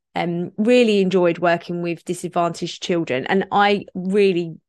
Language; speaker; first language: English; native; English